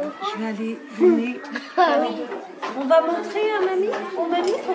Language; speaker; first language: French; native; French